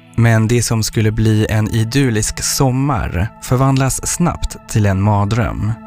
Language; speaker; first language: Swedish; non-native, fluent; French